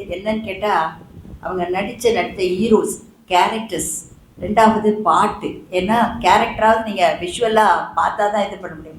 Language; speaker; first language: Tamil; native; Tamil